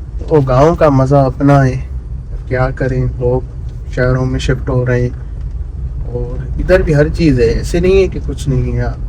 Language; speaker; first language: Urdu; non-native, local second language; Sindhi